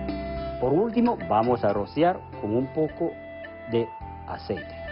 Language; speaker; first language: Spanish; non-native, fluent; Chinese